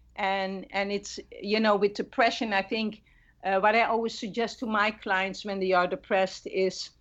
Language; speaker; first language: English; non-native, fluent; Dutch